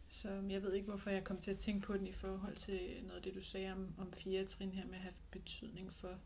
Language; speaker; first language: Danish; native; Danish